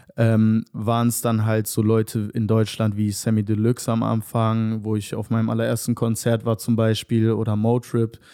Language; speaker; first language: German; native; German